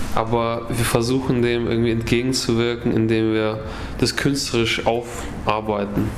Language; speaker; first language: German; native; German